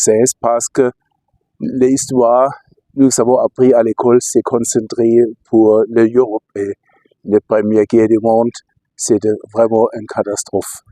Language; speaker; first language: French; non-native, fluent; German